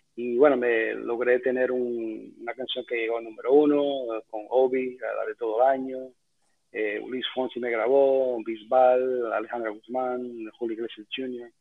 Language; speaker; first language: Spanish; early bilingual, heritage; Spanish